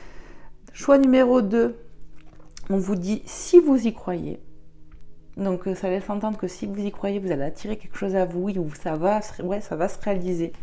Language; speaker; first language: French; native; French